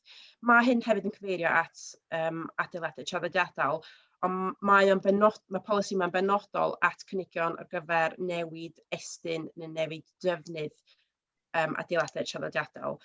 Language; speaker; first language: Welsh; native; Welsh